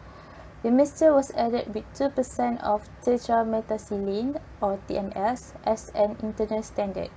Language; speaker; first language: English; non-native, fluent; Malay